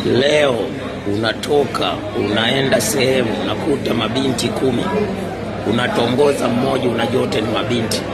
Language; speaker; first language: Swahili; native; Swahili